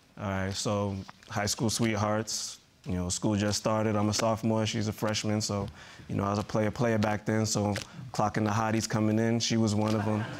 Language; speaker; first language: English; native; English